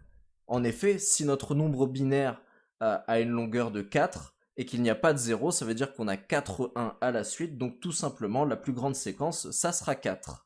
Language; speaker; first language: French; native; French